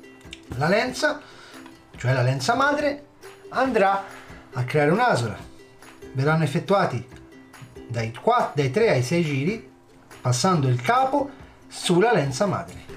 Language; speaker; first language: Italian; native; Italian